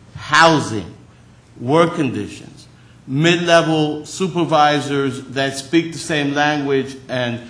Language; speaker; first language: English; early bilingual, other home language; Spanish